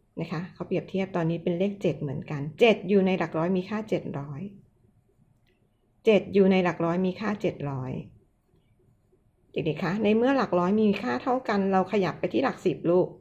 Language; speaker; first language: Thai; native; Thai